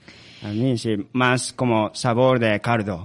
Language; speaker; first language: Spanish; non-native, learner; Japanese